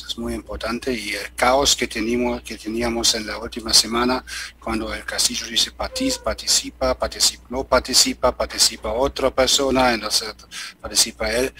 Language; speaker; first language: Spanish; non-native, learner; German